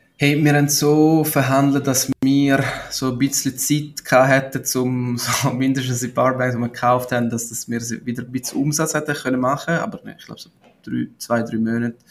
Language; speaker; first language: German; non-native, local second language; Italian